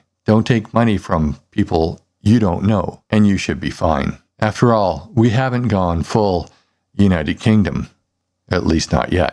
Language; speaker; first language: English; native; English